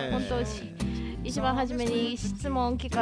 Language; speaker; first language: Japanese; native; Japanese